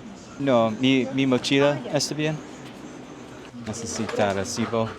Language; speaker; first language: Spanish; non-native, learner; English